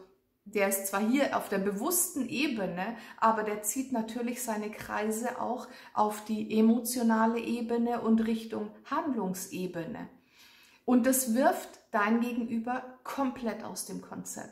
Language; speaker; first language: German; native; German